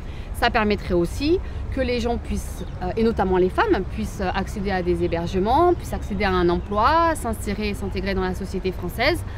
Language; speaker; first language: French; native; French